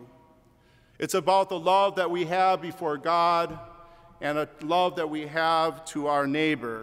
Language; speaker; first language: English; native; English